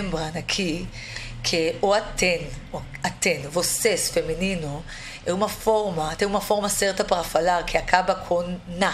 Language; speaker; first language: Portuguese; non-native, fluent; Hebrew